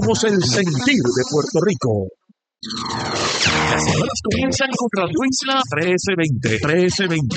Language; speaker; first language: Spanish; native; Spanish